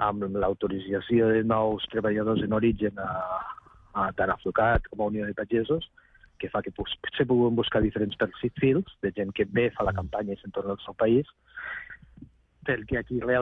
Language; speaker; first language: Catalan; native; Catalan